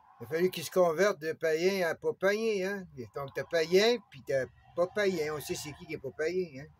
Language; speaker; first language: French; native; French